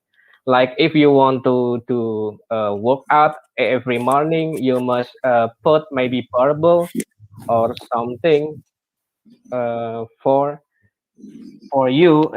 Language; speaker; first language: English; non-native, learner; Indonesian